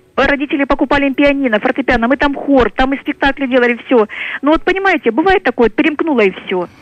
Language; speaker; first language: Russian; native; Russian